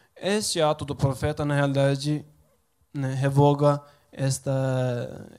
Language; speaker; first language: Portuguese; non-native, fluent; Turkish